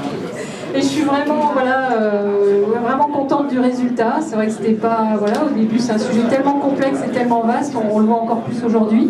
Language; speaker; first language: French; native; French